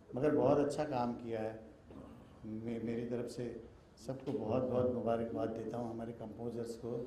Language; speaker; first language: Hindi; non-native, local second language; Marathi